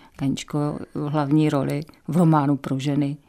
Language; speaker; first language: Czech; native; Czech